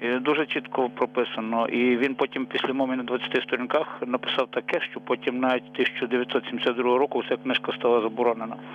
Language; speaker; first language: Ukrainian; native; Ukrainian